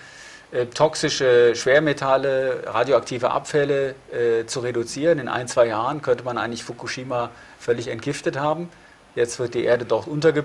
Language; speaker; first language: German; native; German